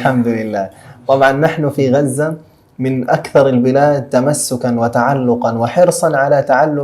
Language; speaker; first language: Arabic; native; Arabic